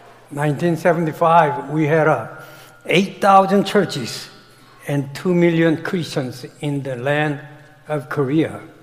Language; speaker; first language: English; non-native, fluent; Korean